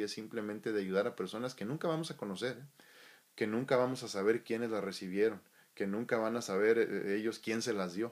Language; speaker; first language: Spanish; native; Spanish